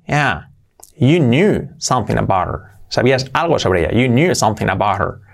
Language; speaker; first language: English; non-native, fluent; Spanish